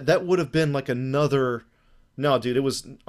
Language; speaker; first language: English; native; English